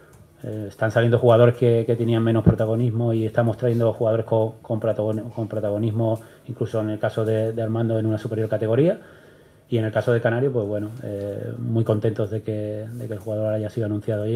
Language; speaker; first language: Spanish; native; Spanish